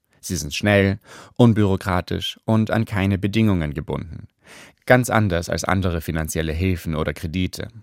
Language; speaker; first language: German; native; German